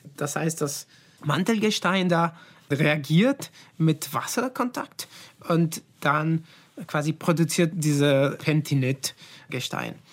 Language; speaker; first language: German; non-native, fluent; Italian